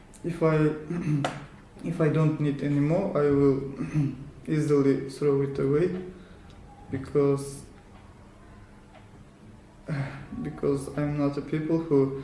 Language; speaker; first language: English; non-native, learner; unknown